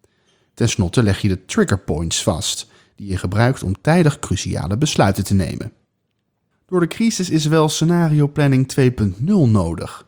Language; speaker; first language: Dutch; native; Dutch